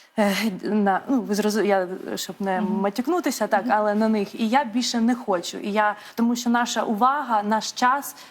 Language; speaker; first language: Ukrainian; native; Ukrainian